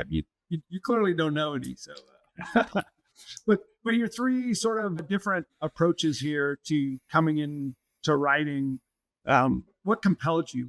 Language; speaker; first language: English; native; English